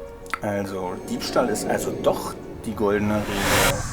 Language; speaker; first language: German; native; German